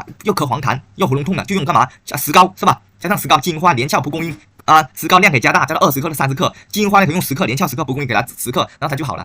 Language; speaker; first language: Chinese; native; Chinese